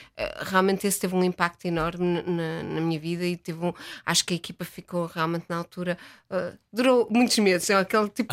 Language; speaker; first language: Portuguese; native; Portuguese